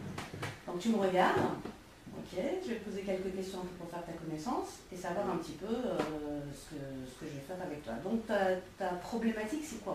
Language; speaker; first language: French; native; French